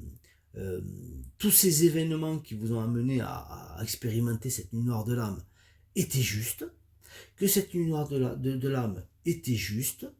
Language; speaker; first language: French; native; French